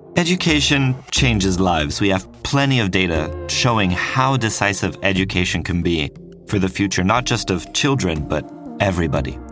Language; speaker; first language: English; non-native, fluent; French